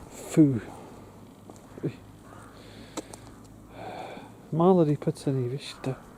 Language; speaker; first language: Russian; non-native, fluent; English